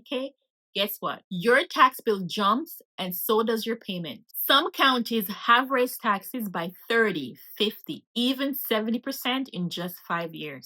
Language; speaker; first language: English; native; English